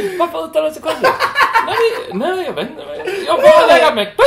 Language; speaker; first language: Swedish; native; Swedish